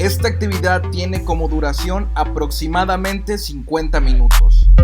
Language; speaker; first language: Spanish; native; Spanish